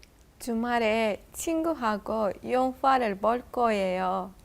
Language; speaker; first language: Korean; non-native, learner; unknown